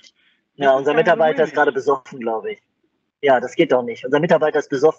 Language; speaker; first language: German; native; German